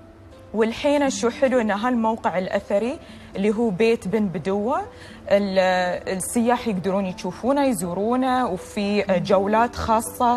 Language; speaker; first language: Arabic; native; Arabic